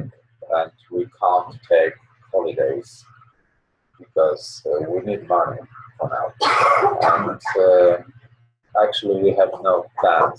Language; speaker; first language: English; non-native, learner; Polish